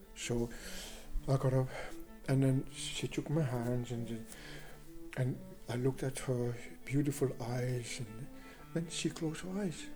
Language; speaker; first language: English; non-native, fluent; Kalaallisut